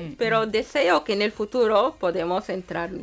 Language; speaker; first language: Spanish; non-native, fluent; Arabic